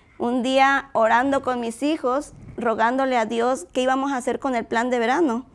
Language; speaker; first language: Spanish; native; Spanish